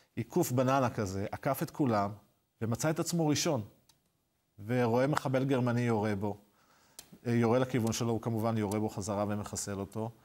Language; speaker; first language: Hebrew; native; Hebrew